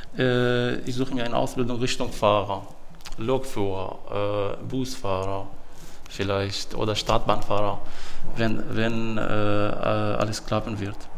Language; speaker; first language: German; non-native, learner; Arabic